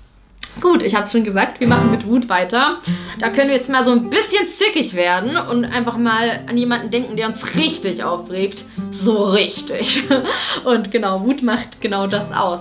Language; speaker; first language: German; native; German